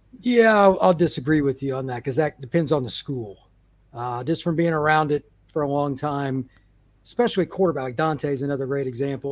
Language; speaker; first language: English; native; English